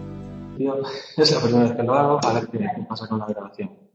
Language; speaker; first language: Spanish; native; Spanish